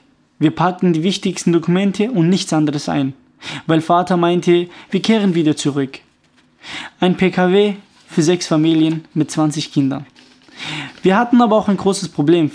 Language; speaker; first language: German; early bilingual, other home language; Kurdish